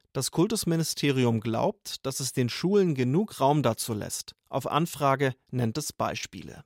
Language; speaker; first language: German; native; German